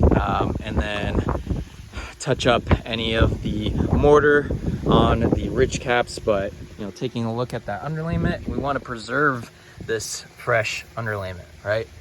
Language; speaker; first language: English; native; English